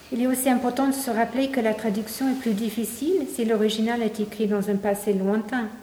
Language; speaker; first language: French; non-native, fluent; English